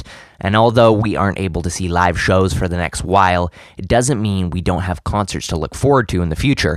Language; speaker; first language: English; native; English